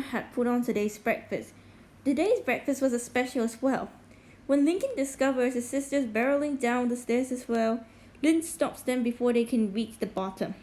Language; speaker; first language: English; native; English